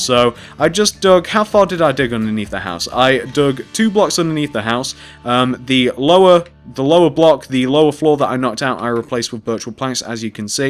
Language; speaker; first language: English; native; English